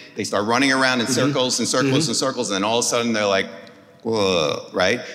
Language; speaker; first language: English; native; English